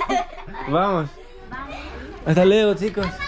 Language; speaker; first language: Spanish; non-native, learner; Greek